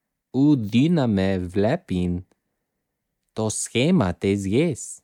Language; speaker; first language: Greek; non-native, fluent; English